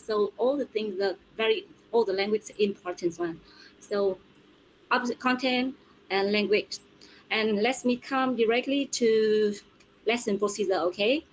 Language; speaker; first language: English; non-native, fluent; Vietnamese